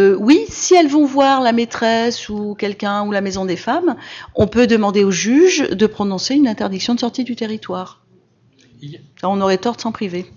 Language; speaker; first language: French; native; French